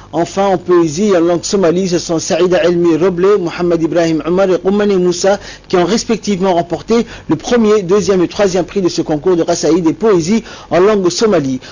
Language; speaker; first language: French; non-native, local second language; Somali